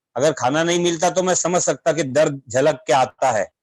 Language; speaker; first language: Hindi; non-native, local second language; Marathi